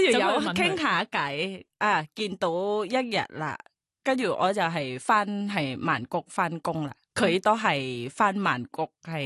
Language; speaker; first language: Cantonese; non-native, learner; Thai